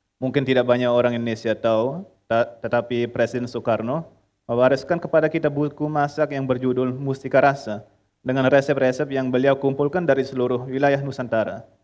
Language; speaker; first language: Indonesian; early bilingual, heritage; Indonesian